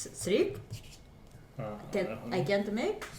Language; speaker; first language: English; non-native, learner; Japanese